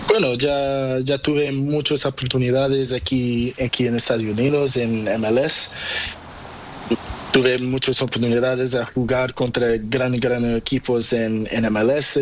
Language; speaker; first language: Spanish; non-native, learner; Portuguese